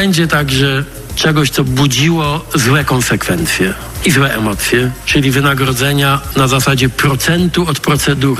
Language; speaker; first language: Polish; native; Polish